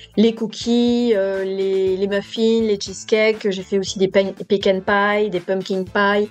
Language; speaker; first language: French; native; French